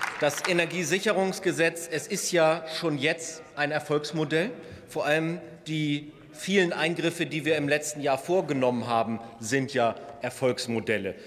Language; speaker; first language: German; native; German